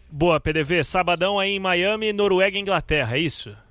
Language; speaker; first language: Portuguese; native; Portuguese